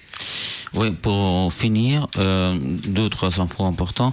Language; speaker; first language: French; non-native, fluent; Spanish